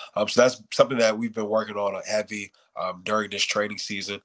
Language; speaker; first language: English; native; English